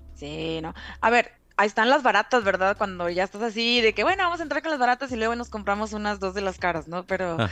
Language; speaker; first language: Spanish; native; Spanish